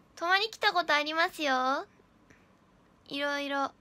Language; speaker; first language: Japanese; native; Japanese